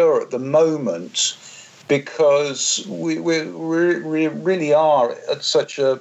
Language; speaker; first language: English; native; English